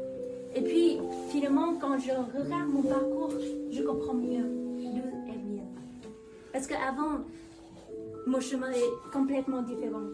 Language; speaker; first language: French; non-native, fluent; Vietnamese